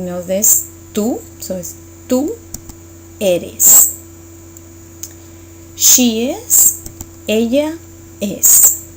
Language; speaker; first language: Spanish; non-native, fluent; English